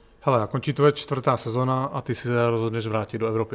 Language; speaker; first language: Czech; native; Czech